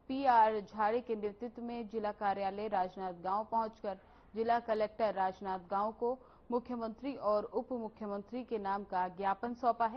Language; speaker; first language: Hindi; native; Hindi